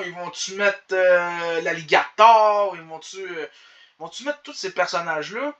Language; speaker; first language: French; native; French